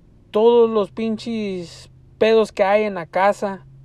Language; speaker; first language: Spanish; early bilingual, heritage; Spanish